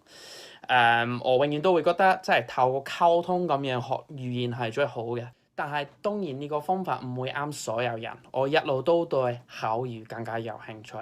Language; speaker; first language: Cantonese; non-native, fluent; English